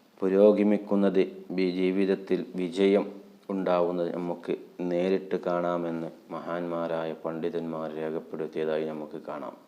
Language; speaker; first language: Malayalam; native; Malayalam